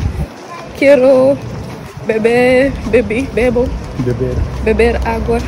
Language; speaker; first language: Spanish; non-native, learner; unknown